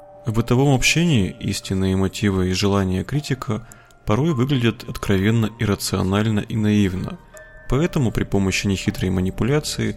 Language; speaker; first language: Russian; native; Russian